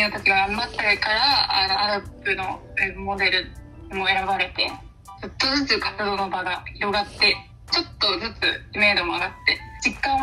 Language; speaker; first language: Japanese; native; Japanese